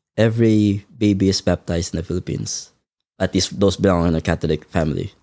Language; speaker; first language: English; non-native, local second language; Filipino